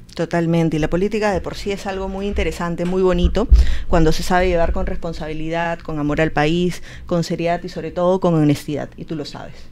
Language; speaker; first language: Spanish; native; Spanish